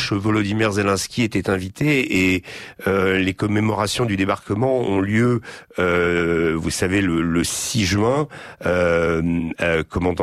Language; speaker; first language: French; native; French